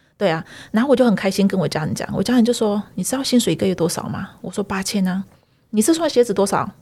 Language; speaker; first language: Chinese; early bilingual, heritage; Chinese